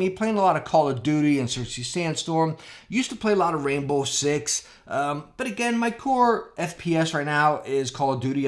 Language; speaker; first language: English; native; English